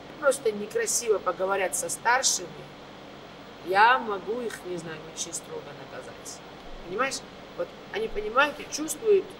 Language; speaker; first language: Russian; non-native, fluent; Georgian